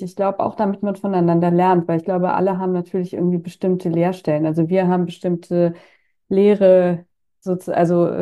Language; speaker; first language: German; native; German